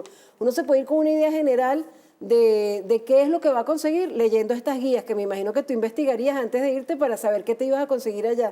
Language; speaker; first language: Spanish; native; Spanish